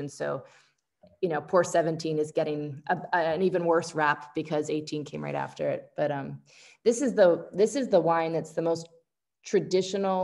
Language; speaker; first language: English; native; English